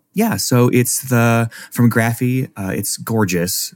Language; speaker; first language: English; native; English